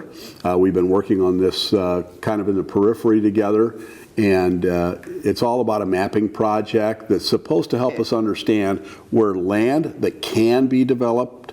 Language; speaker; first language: English; native; English